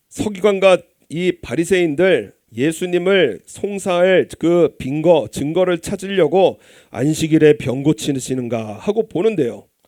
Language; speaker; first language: Korean; native; Korean